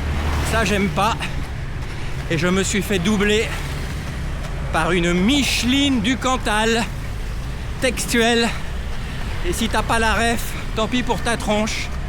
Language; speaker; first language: French; native; French